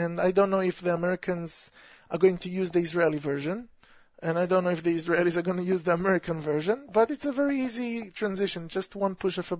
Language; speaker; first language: English; non-native, fluent; Hebrew